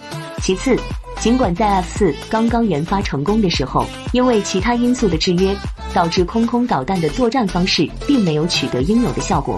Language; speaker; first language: Chinese; native; Chinese